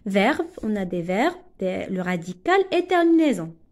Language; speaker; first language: French; non-native, local second language; Arabic